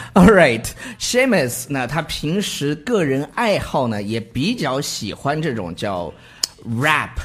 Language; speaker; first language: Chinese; native; Chinese